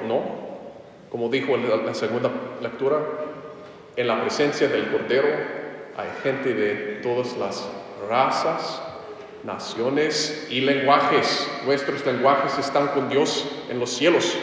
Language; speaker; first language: Spanish; non-native, fluent; English